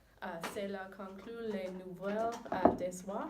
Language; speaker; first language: French; non-native, learner; English